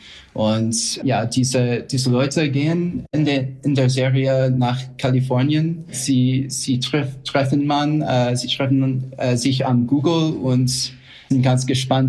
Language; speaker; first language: German; non-native, fluent; English